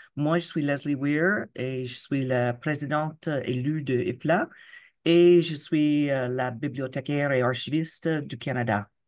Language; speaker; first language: French; non-native, local second language; English